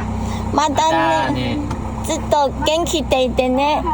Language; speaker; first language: Japanese; non-native, learner; Chinese